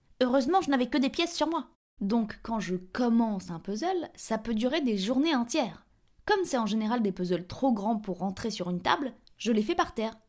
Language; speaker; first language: French; native; French